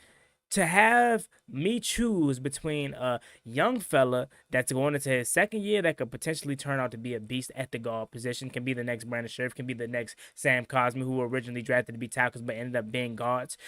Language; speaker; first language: English; native; English